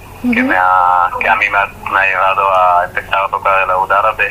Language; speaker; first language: Spanish; non-native, fluent; Hebrew